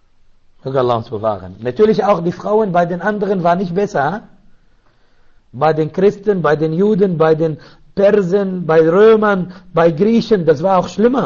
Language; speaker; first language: German; non-native, learner; Arabic